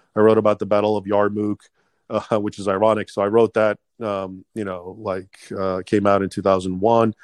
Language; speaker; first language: English; native; English